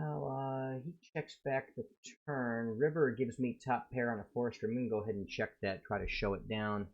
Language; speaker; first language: English; native; English